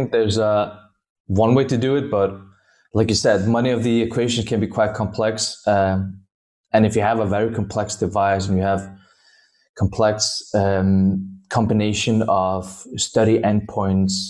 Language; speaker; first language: English; non-native, fluent; Danish